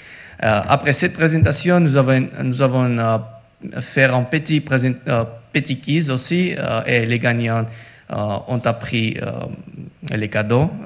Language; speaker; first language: French; non-native, learner; Georgian